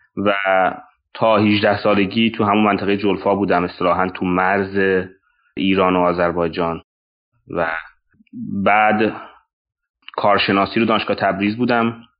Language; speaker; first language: Persian; non-native, local second language; Azerbaijani